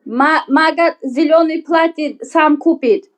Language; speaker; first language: Russian; non-native, learner; Uzbek